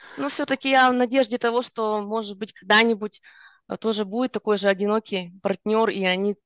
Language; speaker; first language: Russian; non-native, local second language; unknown